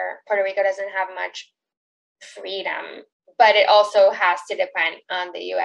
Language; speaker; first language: English; early bilingual, other home language; Spanish